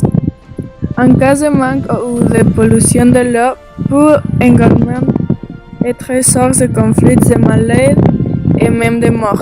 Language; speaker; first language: French; non-native, learner; Spanish